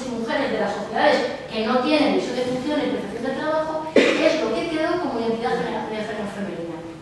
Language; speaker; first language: Spanish; native; Spanish